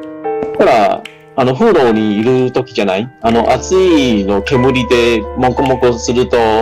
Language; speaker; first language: Japanese; non-native, learner; Chinese